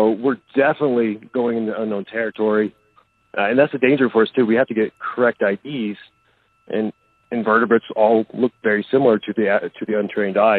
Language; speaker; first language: English; native; English